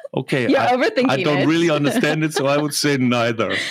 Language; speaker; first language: English; non-native, fluent; Danish